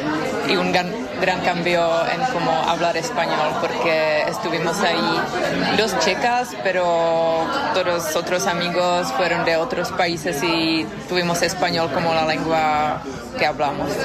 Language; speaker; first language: Spanish; non-native, fluent; Czech